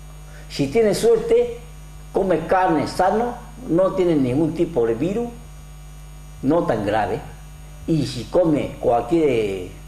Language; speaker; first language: Spanish; non-native, learner; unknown